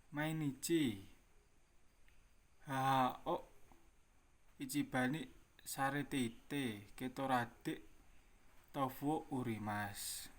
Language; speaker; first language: Japanese; non-native, learner; Indonesian